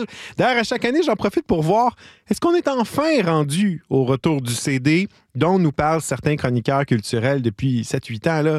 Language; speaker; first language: French; native; French